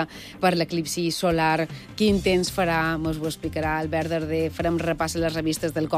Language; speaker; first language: Catalan; native; Catalan